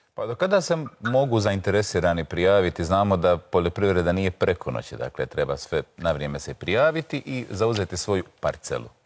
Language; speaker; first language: Croatian; native; Croatian